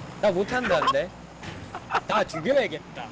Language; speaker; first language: Korean; native; Korean